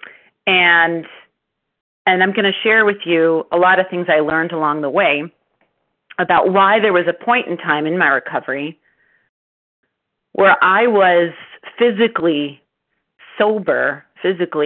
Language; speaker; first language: English; native; English